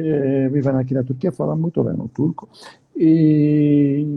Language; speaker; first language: Portuguese; non-native, fluent; Turkish